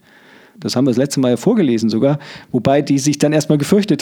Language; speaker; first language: German; native; German